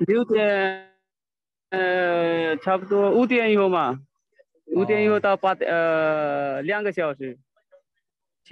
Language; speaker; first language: Chinese; non-native, learner; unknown